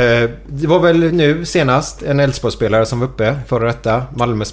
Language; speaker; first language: Swedish; native; Swedish